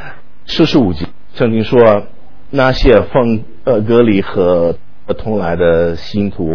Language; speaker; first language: Chinese; non-native, fluent; English